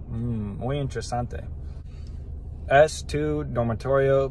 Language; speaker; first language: Spanish; non-native, learner; English